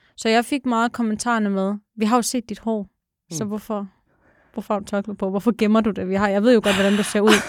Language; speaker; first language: Danish; early bilingual, other home language; Arabic